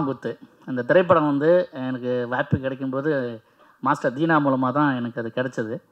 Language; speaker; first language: Tamil; native; Tamil